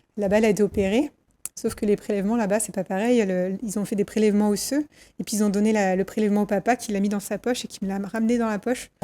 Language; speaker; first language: French; native; French